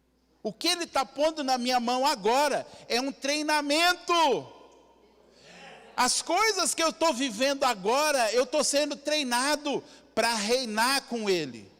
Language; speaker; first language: Portuguese; native; Portuguese